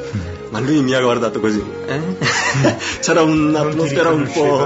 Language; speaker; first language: Italian; non-native, fluent; Korean